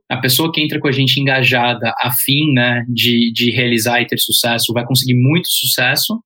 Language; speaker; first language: Portuguese; early bilingual, heritage; Portuguese